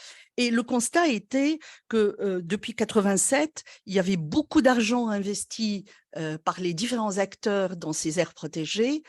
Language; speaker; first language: French; non-native, local second language; Arabic